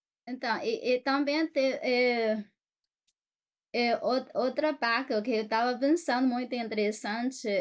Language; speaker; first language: Portuguese; non-native, fluent; Chinese